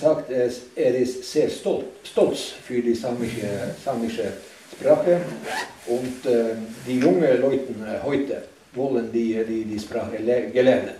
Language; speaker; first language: German; non-native, learner; Northern Sami